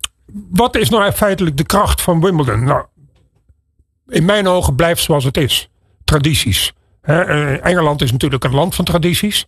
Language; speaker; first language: Dutch; native; Dutch